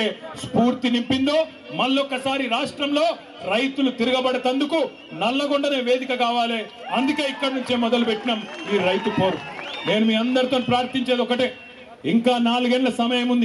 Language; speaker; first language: Telugu; native; Telugu